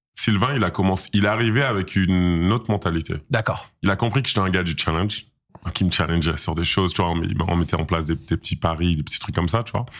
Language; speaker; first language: French; native; French